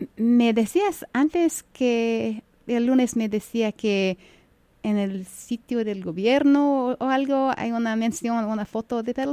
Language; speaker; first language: Spanish; non-native, fluent; English